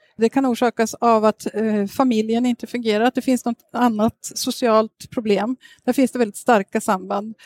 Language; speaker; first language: Swedish; native; Swedish